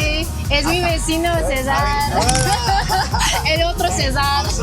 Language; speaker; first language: Spanish; non-native, learner; Chinese